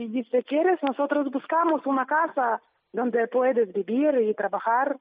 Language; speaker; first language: Spanish; non-native, learner; Ukrainian